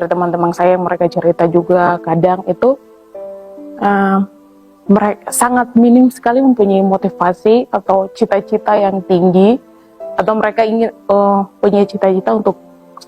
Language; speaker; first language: Indonesian; non-native, local second language; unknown